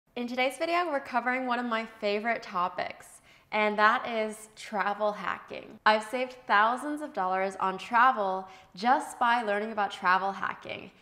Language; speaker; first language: English; native; English